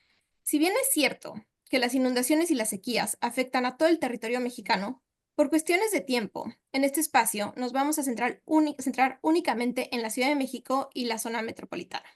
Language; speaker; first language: Spanish; native; Spanish